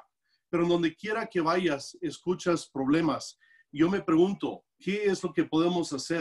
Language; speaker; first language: Spanish; non-native, local second language; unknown